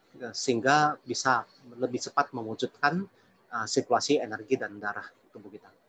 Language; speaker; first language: Indonesian; early bilingual, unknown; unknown